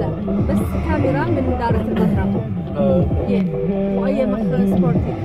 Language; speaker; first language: Arabic; early bilingual, heritage; Arabic